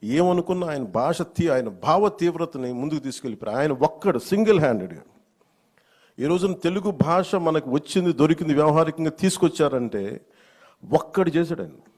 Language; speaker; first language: Telugu; native; Telugu